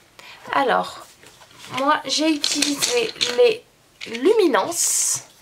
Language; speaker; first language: French; native; French